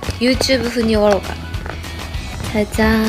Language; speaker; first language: Korean; non-native, learner; Japanese